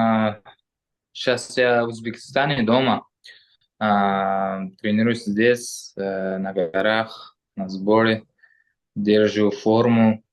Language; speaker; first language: Russian; non-native, local second language; Uzbek